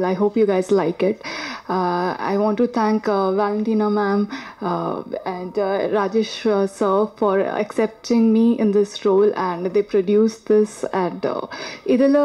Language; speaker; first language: Tamil; non-native, learner; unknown